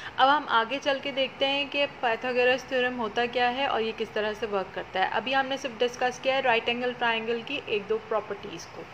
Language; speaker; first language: Urdu; native; Urdu